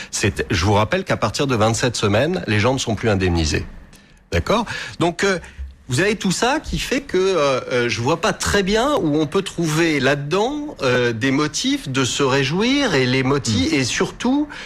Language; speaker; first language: French; native; French